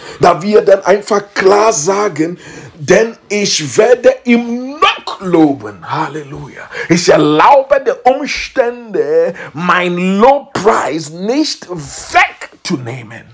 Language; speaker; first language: German; non-native, learner; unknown